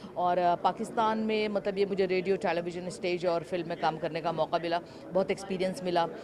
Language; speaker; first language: Urdu; native; Urdu